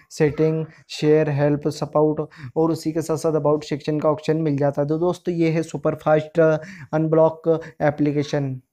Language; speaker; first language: Hindi; native; Hindi